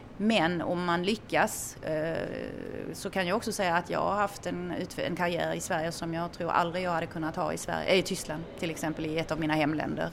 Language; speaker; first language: Swedish; non-native, fluent; German